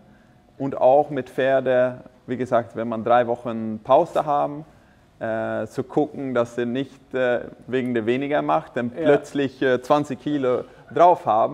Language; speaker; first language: German; non-native, fluent; Swedish